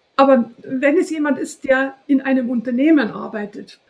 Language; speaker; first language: German; native; German